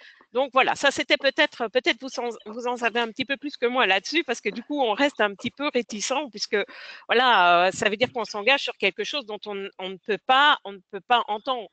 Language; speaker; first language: French; native; French